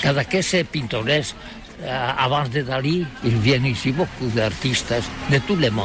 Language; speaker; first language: French; non-native, learner; Catalan